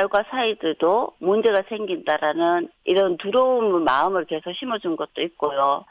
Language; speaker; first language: Korean; native; Korean